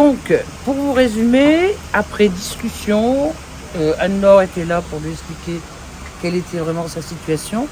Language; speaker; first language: French; native; French